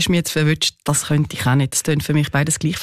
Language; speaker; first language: German; native; German